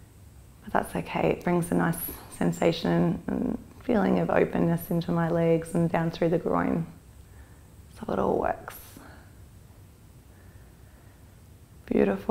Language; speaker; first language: English; native; English